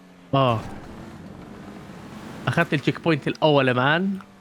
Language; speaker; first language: Arabic; native; Arabic